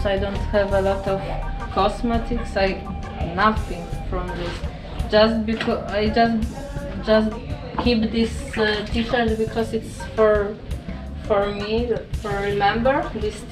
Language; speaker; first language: English; non-native, learner; Polish